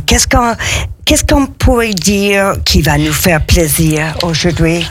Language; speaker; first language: French; non-native, fluent; English